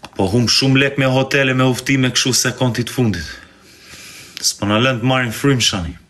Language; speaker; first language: Albanian; early bilingual, heritage; Albanian